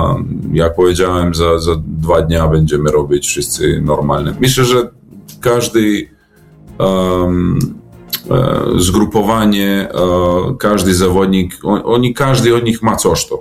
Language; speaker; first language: Polish; non-native, fluent; Serbian